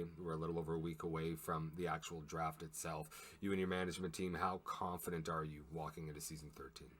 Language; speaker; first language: English; native; English